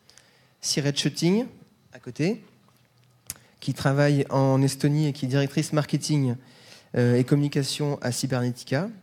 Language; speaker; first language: French; native; French